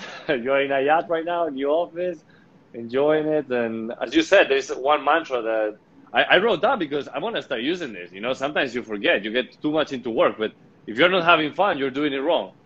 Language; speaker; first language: English; non-native, fluent; Spanish